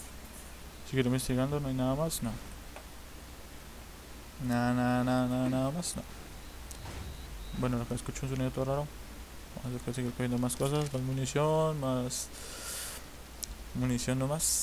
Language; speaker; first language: Spanish; native; Spanish